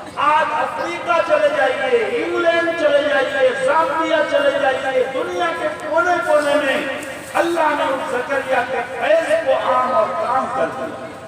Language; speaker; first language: Urdu; non-native, local second language; Bangla